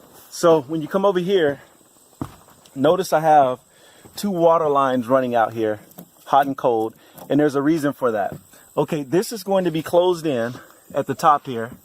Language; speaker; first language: English; native; English